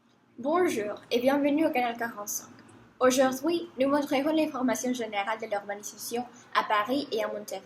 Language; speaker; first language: French; non-native, learner; Spanish